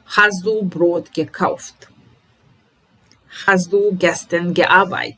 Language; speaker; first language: German; non-native, fluent; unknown